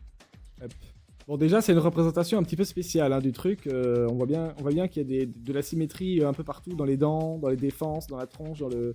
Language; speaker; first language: French; native; French